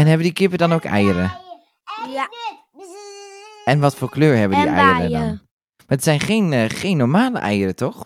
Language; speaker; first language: Dutch; native; Dutch